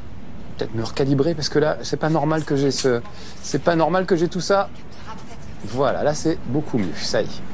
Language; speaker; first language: French; native; French